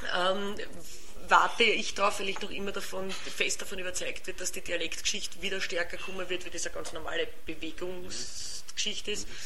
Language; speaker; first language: German; native; German